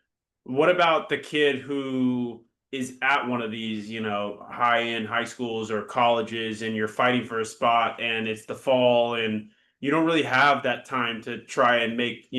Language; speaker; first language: English; native; English